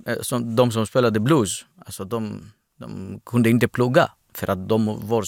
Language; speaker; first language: Swedish; non-native, fluent; Greek